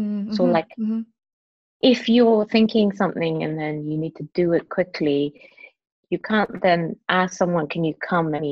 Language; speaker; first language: English; non-native, local second language; Cantonese